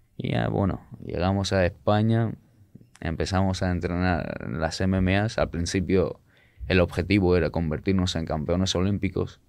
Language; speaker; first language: Spanish; non-native, fluent; Georgian